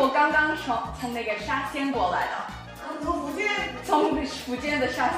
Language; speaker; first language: Chinese; non-native, fluent; English